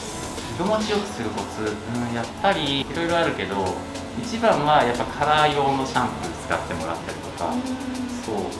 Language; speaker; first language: Japanese; native; Japanese